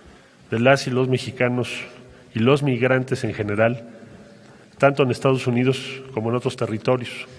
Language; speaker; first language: Spanish; native; Spanish